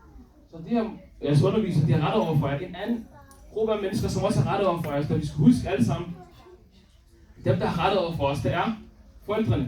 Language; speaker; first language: Danish; early bilingual, other home language; Somali